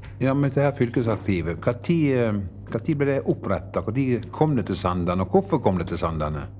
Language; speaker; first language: Norwegian; native; Norwegian